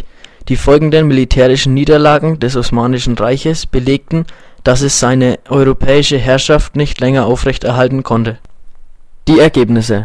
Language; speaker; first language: German; native; German